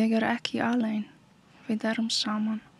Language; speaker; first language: Icelandic; non-native, learner; Polish